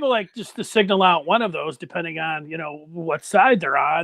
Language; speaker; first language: English; native; English